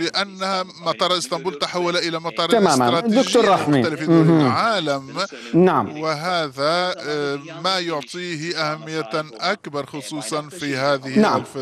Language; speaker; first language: Arabic; non-native, fluent; Turkish